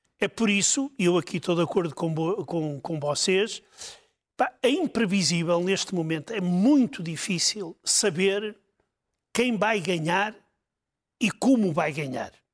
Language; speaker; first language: Portuguese; native; Portuguese